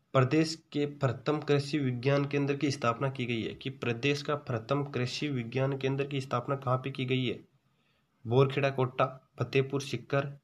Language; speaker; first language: Hindi; native; Hindi